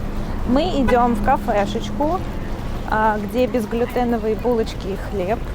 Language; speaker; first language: Russian; native; Russian